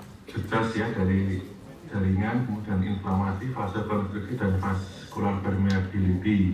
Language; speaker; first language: Indonesian; native; Indonesian